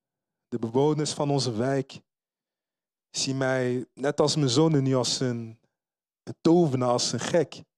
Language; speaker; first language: Dutch; early bilingual, other home language; Lingala